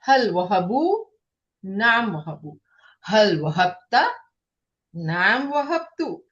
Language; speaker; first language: Arabic; non-native, fluent; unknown